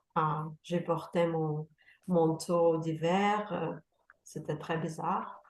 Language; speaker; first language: French; non-native, learner; Russian